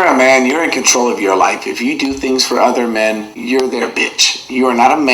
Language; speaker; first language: English; native; English